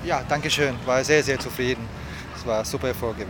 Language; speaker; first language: German; non-native, fluent; Hungarian